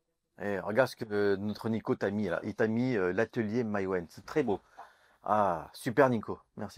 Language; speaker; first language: French; native; French